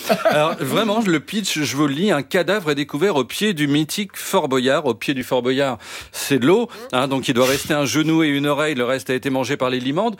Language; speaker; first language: French; native; French